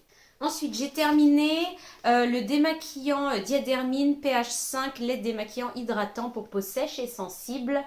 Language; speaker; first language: French; native; French